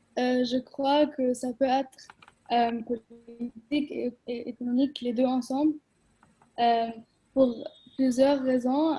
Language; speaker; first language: French; non-native, learner; Arabic